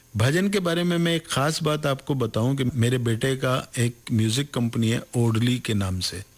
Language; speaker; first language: Hindi; native; Hindi